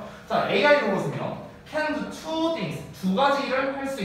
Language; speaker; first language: Korean; native; Korean